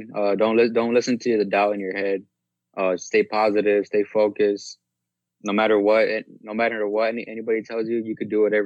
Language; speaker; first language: English; native; English